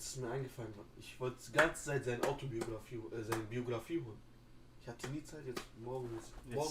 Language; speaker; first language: German; native; German